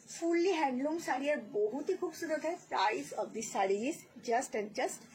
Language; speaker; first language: Hindi; non-native, local second language; Bangla